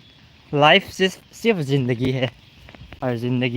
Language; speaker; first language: Hindi; non-native, local second language; Thado Chin